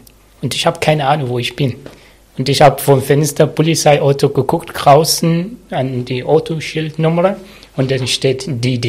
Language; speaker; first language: German; non-native, learner; Arabic